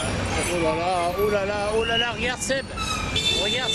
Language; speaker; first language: French; native; French